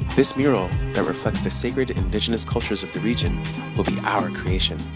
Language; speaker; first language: English; native; English